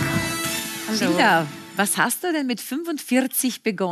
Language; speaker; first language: German; native; German